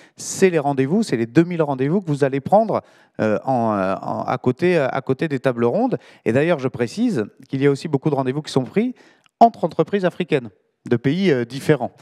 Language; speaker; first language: French; native; French